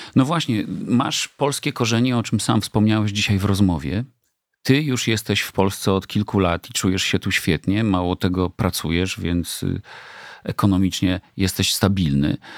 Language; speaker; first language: Polish; native; Polish